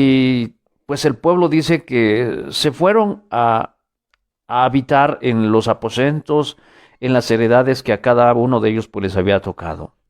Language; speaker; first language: Spanish; native; Spanish